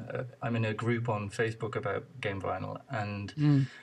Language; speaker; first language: English; native; English